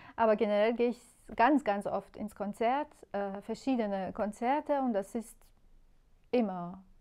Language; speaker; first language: German; non-native, fluent; Persian